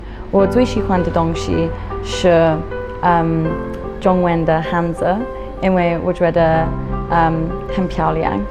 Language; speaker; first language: Chinese; non-native, learner; English